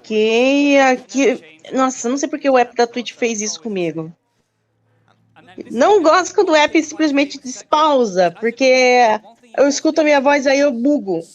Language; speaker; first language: Portuguese; native; Portuguese